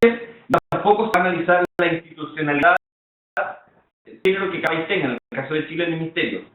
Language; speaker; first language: Spanish; native; Spanish